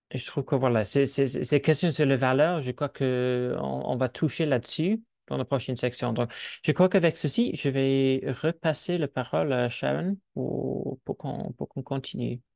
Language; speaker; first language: French; non-native, fluent; English